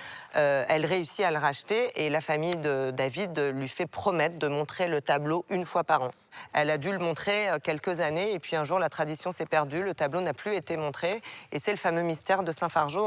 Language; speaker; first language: French; native; French